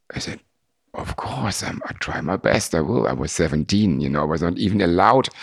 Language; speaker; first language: English; non-native, fluent; German